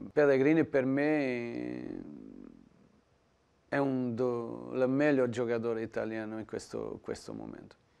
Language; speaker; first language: Italian; non-native, learner; Portuguese